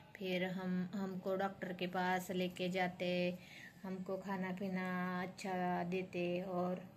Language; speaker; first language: Hindi; non-native, local second language; Marathi